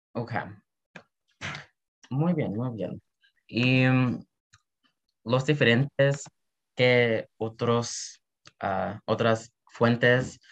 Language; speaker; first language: Spanish; non-native, learner; English